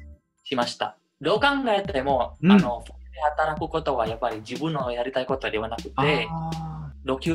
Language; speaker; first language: Japanese; non-native, fluent; Indonesian